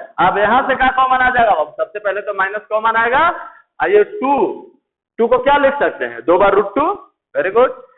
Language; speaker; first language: Hindi; native; Hindi